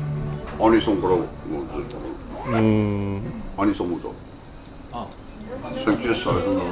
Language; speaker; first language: Japanese; native; Japanese